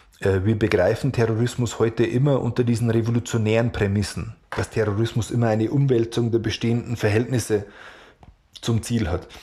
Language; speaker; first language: German; native; German